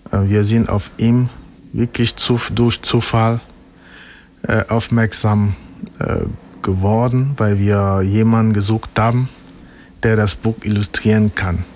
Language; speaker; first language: German; non-native, fluent; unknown